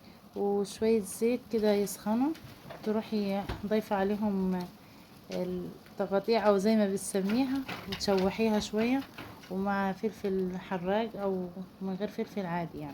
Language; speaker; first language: Arabic; native; Arabic